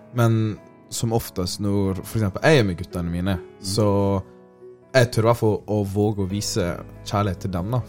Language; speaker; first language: Norwegian; early bilingual, other home language; Somali